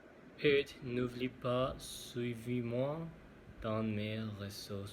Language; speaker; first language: French; non-native, learner; Spanish